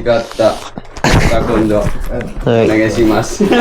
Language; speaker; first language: Japanese; non-native, learner; Indonesian